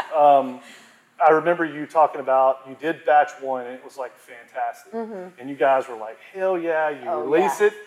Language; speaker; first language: English; native; English